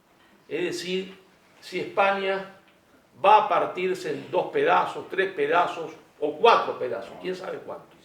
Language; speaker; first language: Spanish; native; Spanish